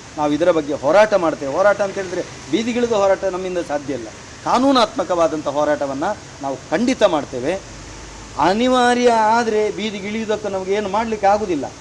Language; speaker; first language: Kannada; non-native, local second language; Tulu